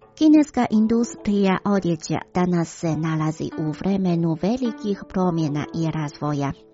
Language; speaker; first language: Croatian; non-native, fluent; Chinese